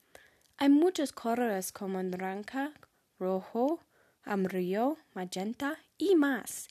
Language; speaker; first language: Spanish; non-native, learner; English